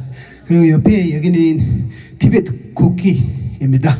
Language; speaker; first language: Korean; non-native, fluent; Tibetan